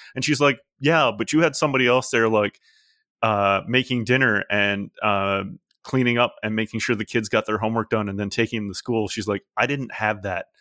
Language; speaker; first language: English; native; English